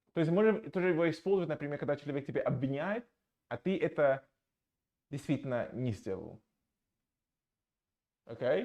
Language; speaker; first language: Russian; non-native, fluent; English